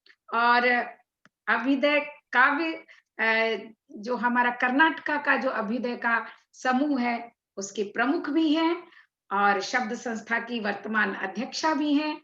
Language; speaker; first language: Hindi; native; Hindi